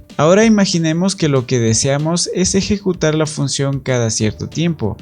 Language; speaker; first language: Spanish; native; Spanish